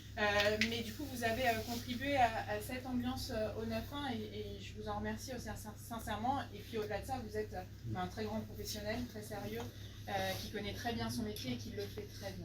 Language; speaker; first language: French; native; French